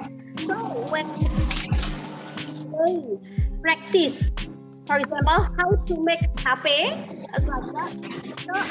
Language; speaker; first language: English; non-native, learner; Indonesian